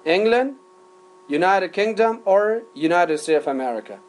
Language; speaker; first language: English; non-native, fluent; Persian